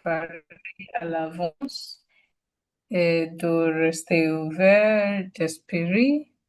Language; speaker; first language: French; non-native, learner; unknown